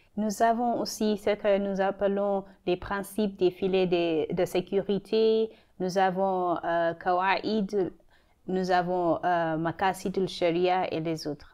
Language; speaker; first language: French; non-native, fluent; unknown